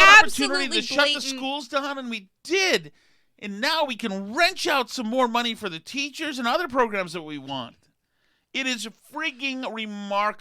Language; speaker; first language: English; native; English